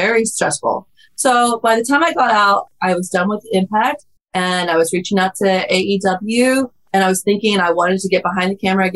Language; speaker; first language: English; native; English